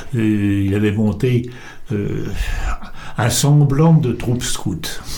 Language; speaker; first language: French; native; French